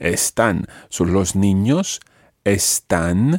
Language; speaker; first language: Spanish; non-native, fluent; English